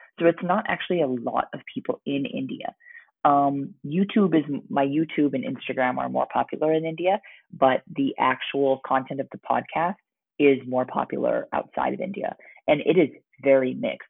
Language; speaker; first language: English; native; English